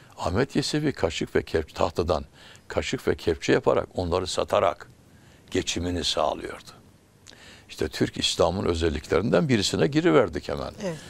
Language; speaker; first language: Turkish; native; Turkish